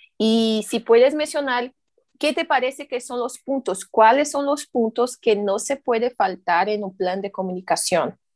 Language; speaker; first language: Spanish; non-native, fluent; Portuguese